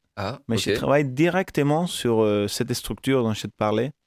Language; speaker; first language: French; non-native, fluent; Spanish